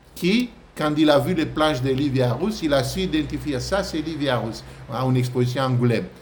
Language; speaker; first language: French; non-native, fluent; Romanian